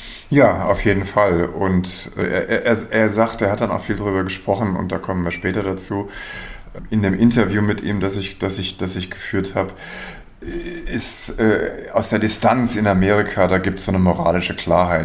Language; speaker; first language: German; native; German